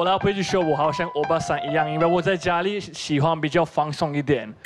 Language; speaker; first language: Chinese; non-native, fluent; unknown